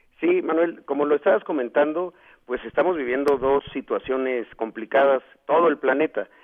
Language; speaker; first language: Spanish; native; Spanish